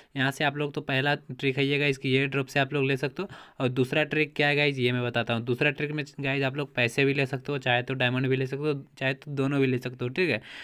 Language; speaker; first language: Hindi; native; Hindi